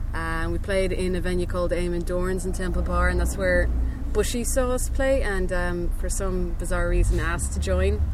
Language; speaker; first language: English; native; English